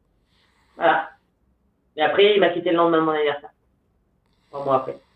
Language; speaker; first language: French; native; French